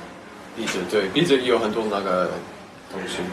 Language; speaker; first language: Chinese; non-native, learner; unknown